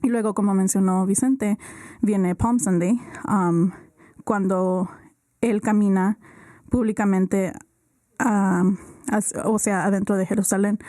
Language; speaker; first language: Spanish; early bilingual, heritage; Spanish